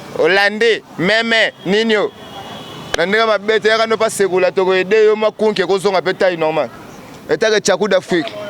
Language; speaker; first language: Lingala; native; Lingala